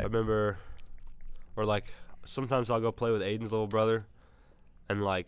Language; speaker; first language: English; native; English